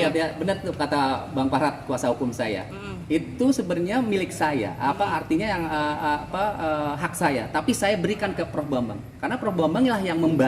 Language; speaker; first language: Indonesian; native; Indonesian